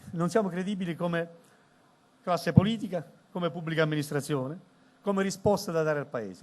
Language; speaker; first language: Italian; native; Italian